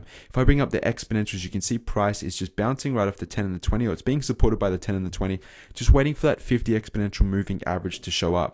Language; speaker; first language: English; native; English